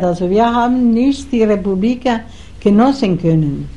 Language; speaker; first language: German; non-native, fluent; Spanish